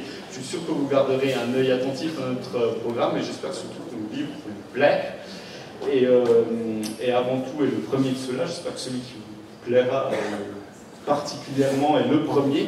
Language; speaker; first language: French; native; French